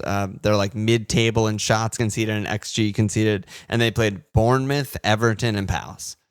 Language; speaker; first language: English; native; English